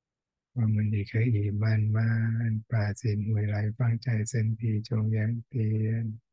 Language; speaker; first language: Chinese; non-native, fluent; Thai